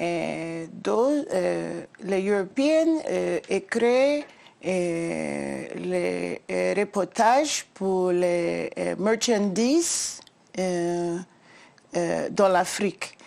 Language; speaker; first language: French; non-native, learner; English